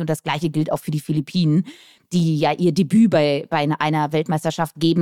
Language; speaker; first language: German; native; German